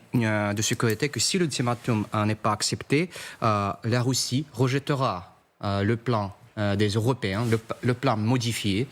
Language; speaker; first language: French; non-native, fluent; Russian